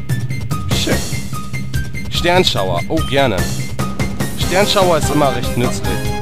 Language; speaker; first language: German; native; German